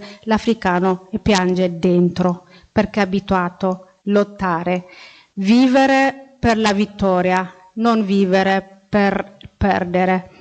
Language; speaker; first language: Italian; non-native, fluent; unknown